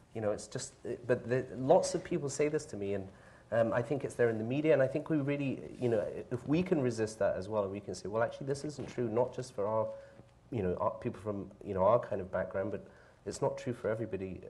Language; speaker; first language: English; native; English